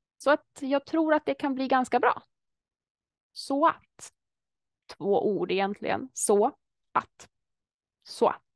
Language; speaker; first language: Swedish; native; Swedish